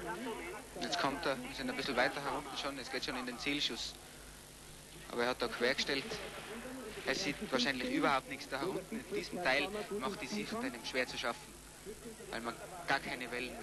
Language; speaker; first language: German; native; German